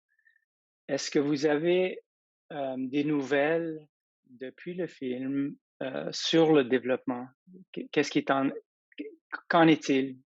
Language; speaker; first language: French; non-native, fluent; English